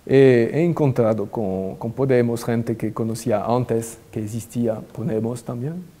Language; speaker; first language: Spanish; non-native, fluent; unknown